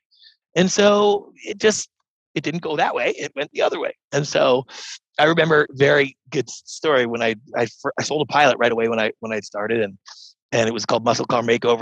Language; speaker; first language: English; native; English